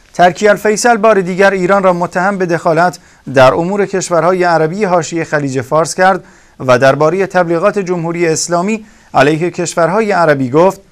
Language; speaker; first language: Persian; non-native, local second language; Kurdish